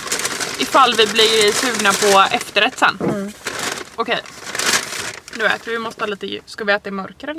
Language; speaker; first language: Swedish; native; Swedish